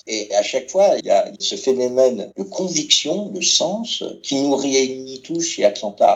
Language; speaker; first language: French; native; French